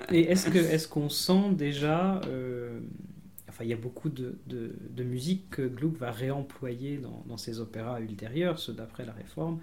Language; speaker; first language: French; native; French